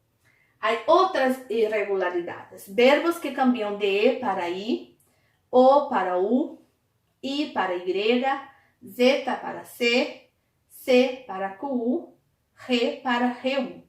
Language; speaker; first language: Spanish; non-native, fluent; Portuguese